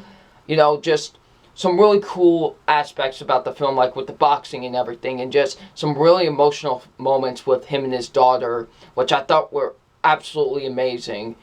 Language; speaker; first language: English; native; English